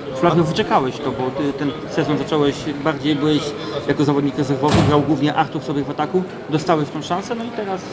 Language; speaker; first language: Polish; native; Polish